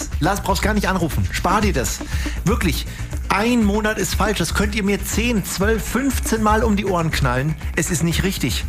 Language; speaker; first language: German; native; German